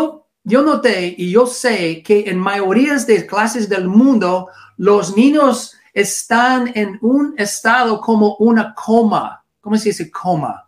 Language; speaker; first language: Spanish; non-native, learner; English